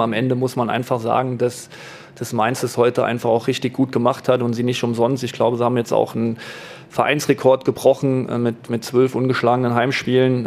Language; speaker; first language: German; native; German